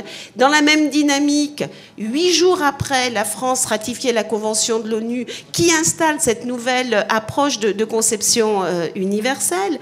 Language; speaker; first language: French; native; French